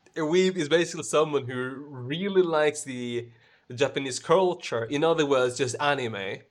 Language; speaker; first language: English; non-native, fluent; Swedish